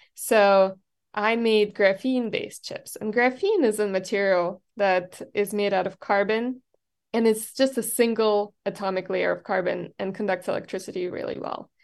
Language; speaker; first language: English; non-native, fluent; German